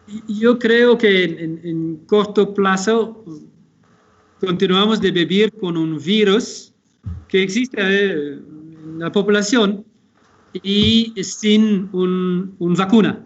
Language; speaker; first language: Spanish; non-native, fluent; Dutch